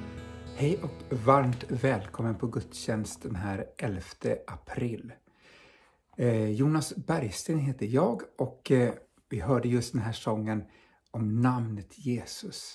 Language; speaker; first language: Swedish; native; Swedish